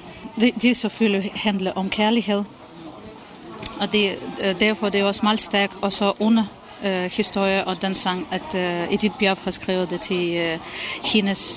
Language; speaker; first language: Danish; non-native, fluent; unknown